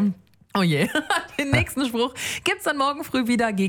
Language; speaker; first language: German; native; German